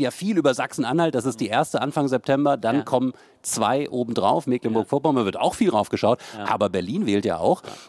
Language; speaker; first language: German; native; German